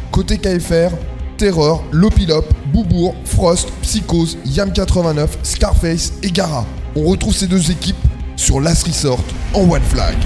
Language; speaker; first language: French; native; French